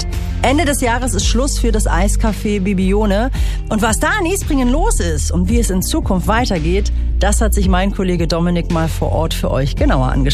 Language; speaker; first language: German; native; German